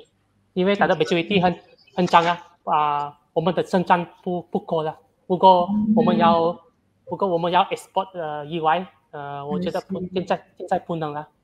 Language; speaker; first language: Chinese; non-native, learner; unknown